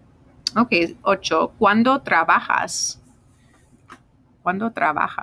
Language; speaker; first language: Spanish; non-native, fluent; English